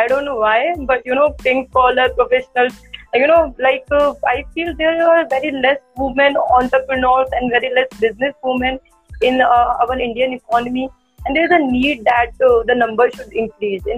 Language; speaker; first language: English; non-native, local second language; Hindi